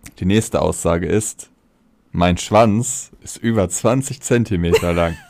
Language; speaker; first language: German; early bilingual, other home language; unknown